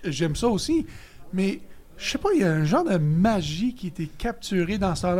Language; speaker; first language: French; native; French